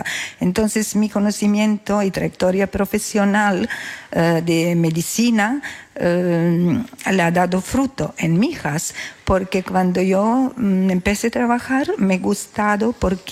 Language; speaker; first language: Spanish; non-native, learner; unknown